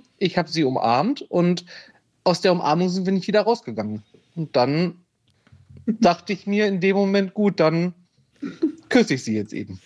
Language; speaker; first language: German; native; German